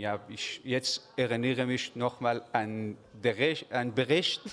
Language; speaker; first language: German; non-native, learner; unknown